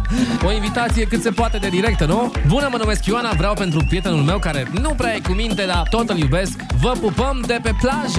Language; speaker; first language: Romanian; native; Romanian